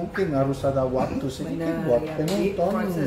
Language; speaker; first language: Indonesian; non-native, learner; English